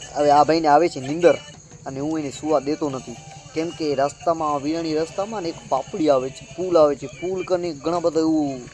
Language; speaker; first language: Gujarati; non-native, local second language; Kachhi